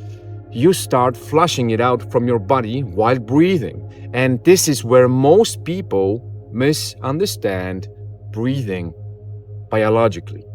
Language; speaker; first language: English; non-native, fluent; Polish